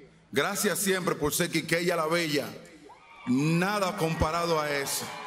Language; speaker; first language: Spanish; native; Spanish